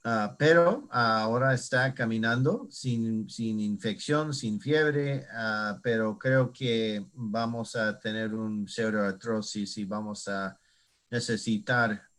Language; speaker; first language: Spanish; non-native, learner; English